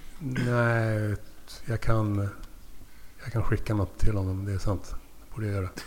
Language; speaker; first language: Swedish; native; Swedish